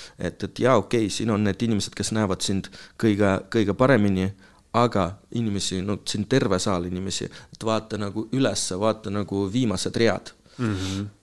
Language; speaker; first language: Estonian; non-native, local second language; Russian